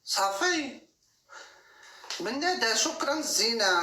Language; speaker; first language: Arabic; native; Arabic